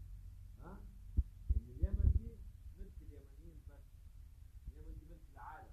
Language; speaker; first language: Arabic; native; Arabic